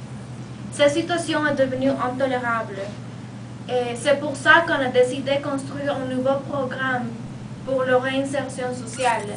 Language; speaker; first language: French; non-native, learner; Spanish